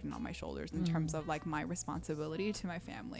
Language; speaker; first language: English; early bilingual, other home language; Korean